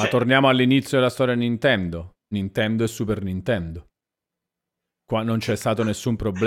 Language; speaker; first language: Italian; native; Italian